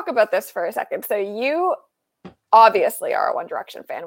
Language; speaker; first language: English; native; English